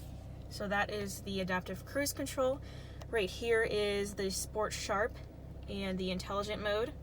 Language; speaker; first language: English; native; English